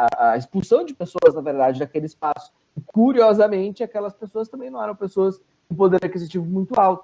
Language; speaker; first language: Portuguese; native; Portuguese